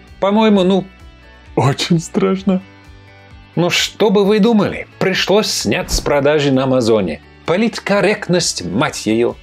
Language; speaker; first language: Russian; non-native, fluent; English